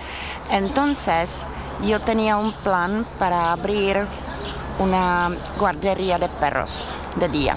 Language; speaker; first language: Spanish; non-native, learner; Czech